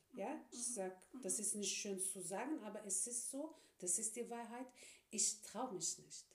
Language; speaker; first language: German; non-native, fluent; Turkish